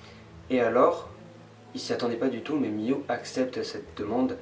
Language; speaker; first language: French; native; French